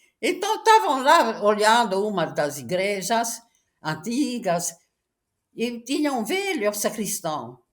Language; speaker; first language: Portuguese; non-native, fluent; Venetian